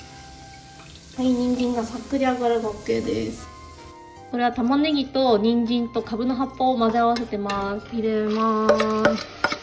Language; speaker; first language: Japanese; native; Japanese